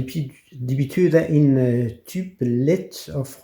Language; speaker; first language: Danish; non-native, fluent; French